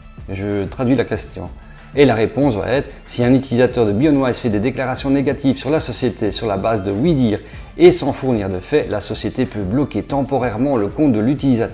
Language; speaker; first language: French; native; French